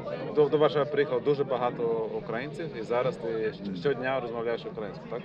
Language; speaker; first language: Ukrainian; non-native, fluent; Portuguese